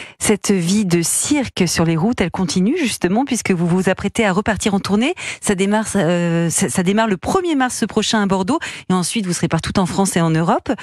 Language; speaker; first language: French; native; French